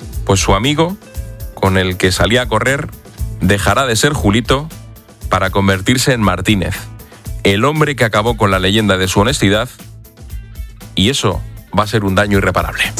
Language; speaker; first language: Spanish; native; Spanish